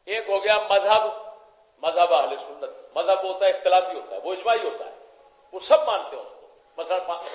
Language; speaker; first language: Urdu; non-native, local second language; Punjabi